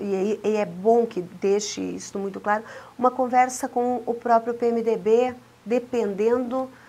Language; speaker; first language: Portuguese; native; Portuguese